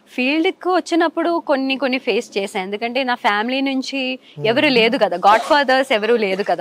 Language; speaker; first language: Telugu; non-native, fluent; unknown